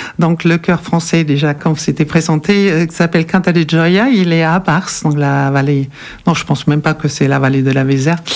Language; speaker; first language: French; non-native, fluent; German